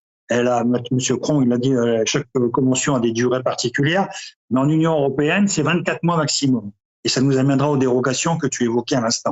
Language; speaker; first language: French; native; French